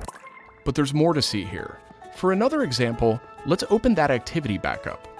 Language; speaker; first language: English; native; English